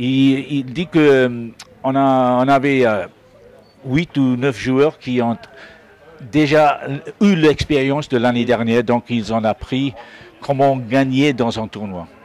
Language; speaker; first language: French; non-native, fluent; English